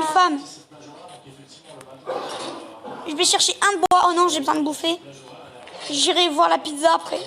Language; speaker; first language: French; native; French